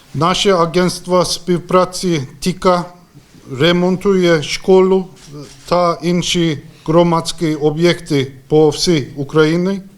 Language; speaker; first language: Ukrainian; native; Ukrainian